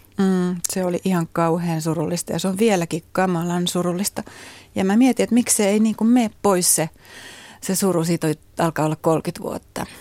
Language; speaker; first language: Finnish; native; Finnish